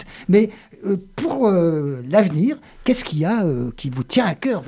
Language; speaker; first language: French; native; French